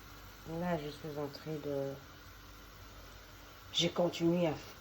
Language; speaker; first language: French; non-native, local second language; Lingala